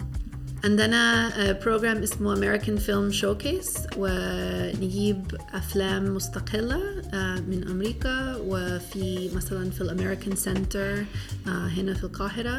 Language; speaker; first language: Arabic; non-native, fluent; English